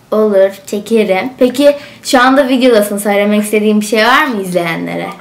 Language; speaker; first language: Turkish; native; Turkish